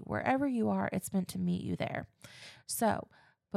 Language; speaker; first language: English; native; English